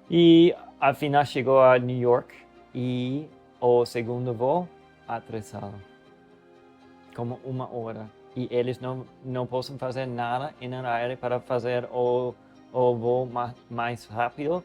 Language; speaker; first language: Portuguese; non-native, learner; English